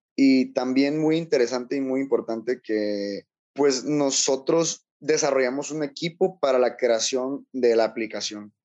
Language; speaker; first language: Spanish; native; Spanish